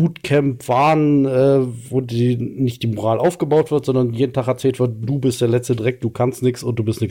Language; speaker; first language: German; native; German